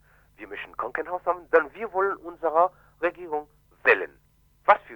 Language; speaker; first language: German; non-native, fluent; Haitian Creole